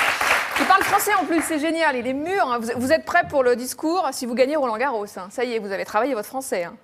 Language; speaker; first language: French; native; French